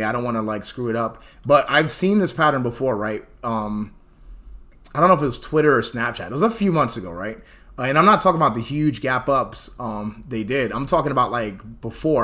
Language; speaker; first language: English; native; English